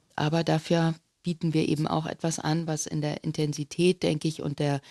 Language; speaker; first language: German; native; German